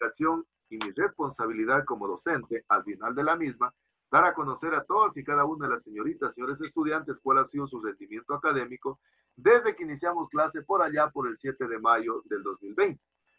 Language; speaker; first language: Spanish; native; Spanish